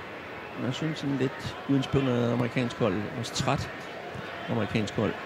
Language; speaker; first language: Danish; native; Danish